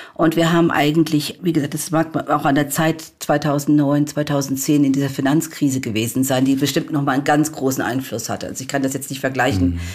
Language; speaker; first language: German; native; German